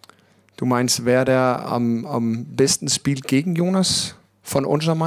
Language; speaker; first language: German; non-native, learner; Danish